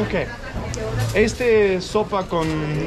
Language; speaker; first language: Spanish; non-native, fluent; Danish